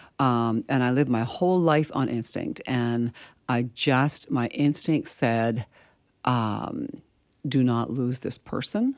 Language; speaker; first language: English; early bilingual, other home language; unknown